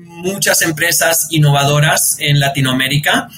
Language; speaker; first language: Spanish; early bilingual, heritage; Spanish